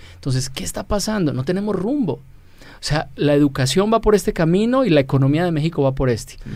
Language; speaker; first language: Spanish; native; Spanish